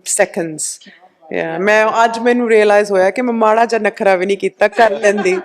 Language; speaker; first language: Punjabi; early bilingual, heritage; Punjabi